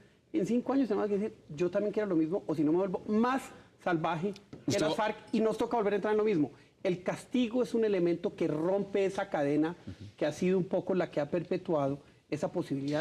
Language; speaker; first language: Spanish; native; Spanish